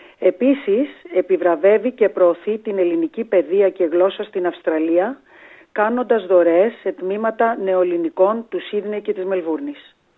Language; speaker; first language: Greek; native; Greek